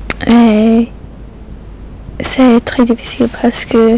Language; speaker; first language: French; non-native, learner; English